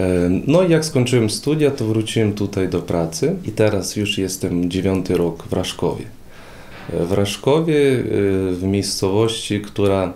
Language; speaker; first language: Polish; non-native, fluent; Russian